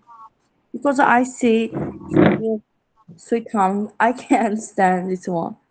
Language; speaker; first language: English; non-native, learner; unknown